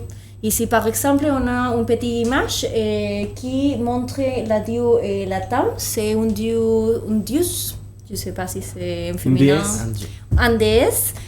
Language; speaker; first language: French; non-native, fluent; Spanish